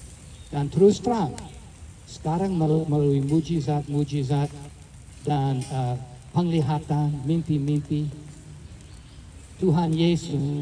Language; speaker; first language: Indonesian; non-native, fluent; English